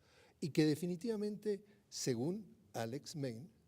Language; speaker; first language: Spanish; native; Spanish